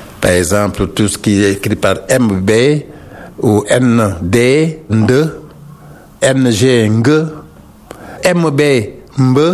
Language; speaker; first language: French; non-native, local second language; Wolof